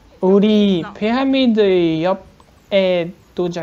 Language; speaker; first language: Korean; non-native, learner; French